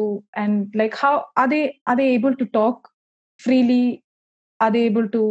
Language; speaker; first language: English; non-native, local second language; Malayalam